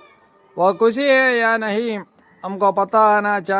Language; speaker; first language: Hindi; non-native, local second language; Malayalam